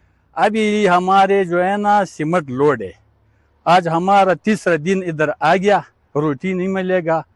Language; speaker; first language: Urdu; non-native, local second language; Pashto